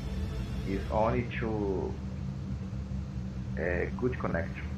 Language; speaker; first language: English; non-native, learner; Portuguese